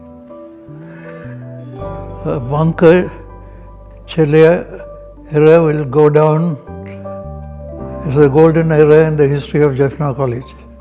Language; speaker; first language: English; non-native, local second language; Tamil